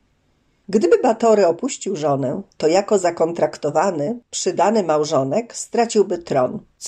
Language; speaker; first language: Polish; native; Polish